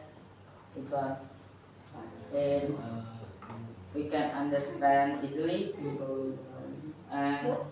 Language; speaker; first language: English; non-native, learner; Indonesian